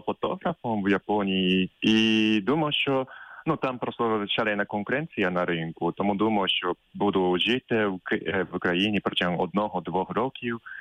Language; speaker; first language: Ukrainian; non-native, fluent; Japanese